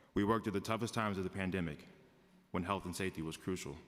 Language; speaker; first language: English; native; English